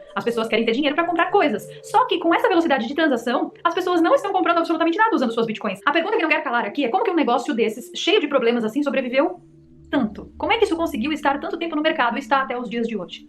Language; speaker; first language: Portuguese; native; Portuguese